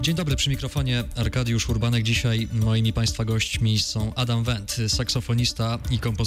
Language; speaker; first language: Polish; native; Polish